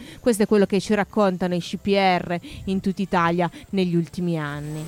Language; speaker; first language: Italian; native; Italian